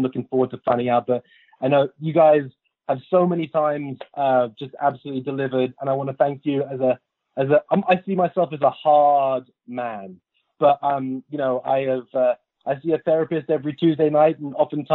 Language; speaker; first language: English; native; English